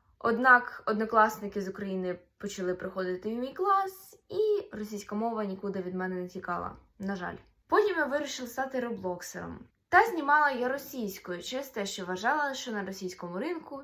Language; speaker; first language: Ukrainian; non-native, local second language; Russian